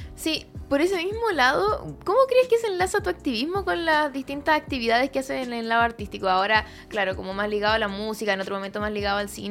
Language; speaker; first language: Spanish; native; Spanish